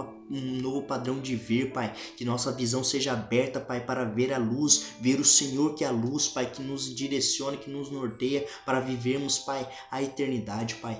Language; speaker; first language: Portuguese; native; Portuguese